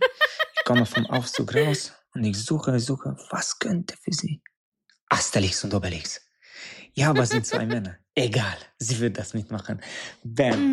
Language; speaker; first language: German; non-native, fluent; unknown